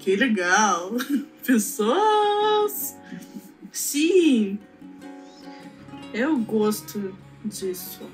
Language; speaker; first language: Portuguese; non-native, learner; Russian